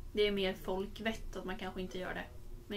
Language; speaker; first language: Swedish; native; Swedish